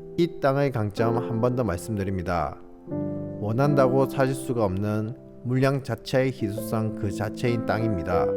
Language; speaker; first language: Korean; native; Korean